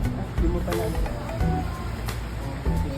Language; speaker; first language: Filipino; native; Filipino